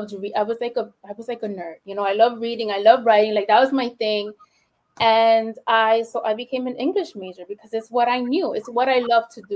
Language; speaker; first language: English; early bilingual, other home language; Spanish